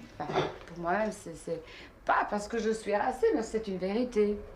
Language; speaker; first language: French; native; French